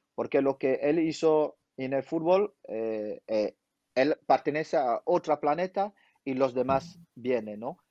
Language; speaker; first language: Spanish; non-native, fluent; French